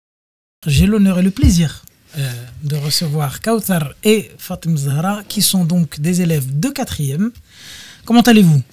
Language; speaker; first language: French; native; French